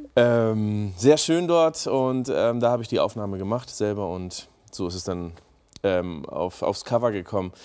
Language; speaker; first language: German; native; German